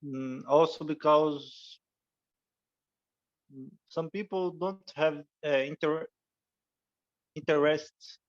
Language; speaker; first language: English; non-native, learner; Portuguese